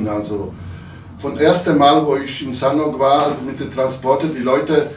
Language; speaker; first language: German; non-native, local second language; Polish